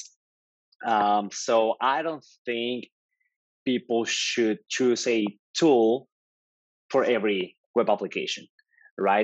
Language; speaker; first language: English; non-native, fluent; Spanish